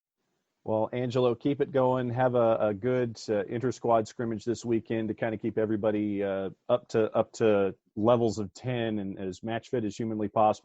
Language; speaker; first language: English; native; English